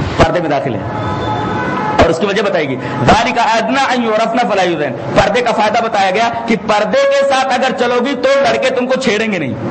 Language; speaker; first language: Urdu; native; Urdu